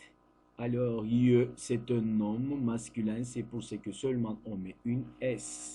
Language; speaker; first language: French; non-native, learner; Turkish